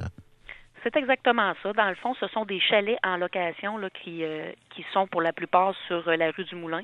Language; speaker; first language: French; native; French